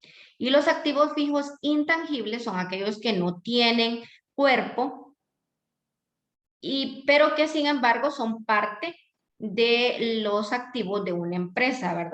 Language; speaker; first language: Spanish; native; Spanish